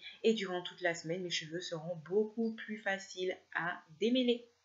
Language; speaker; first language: French; native; French